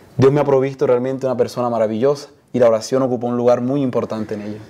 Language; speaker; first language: Spanish; native; Spanish